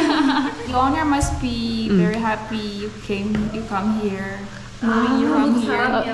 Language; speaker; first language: English; non-native, learner; Indonesian